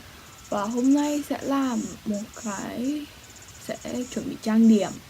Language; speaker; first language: Vietnamese; early bilingual, heritage; Vietnamese